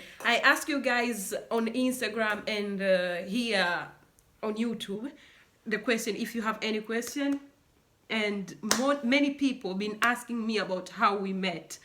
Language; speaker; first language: English; non-native, local second language; Swahili